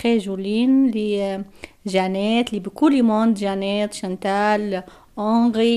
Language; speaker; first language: French; non-native, learner; Arabic